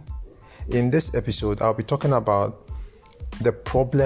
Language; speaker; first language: English; non-native, local second language; Akan